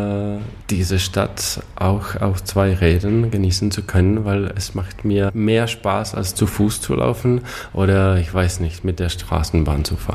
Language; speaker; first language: German; non-native, fluent; Czech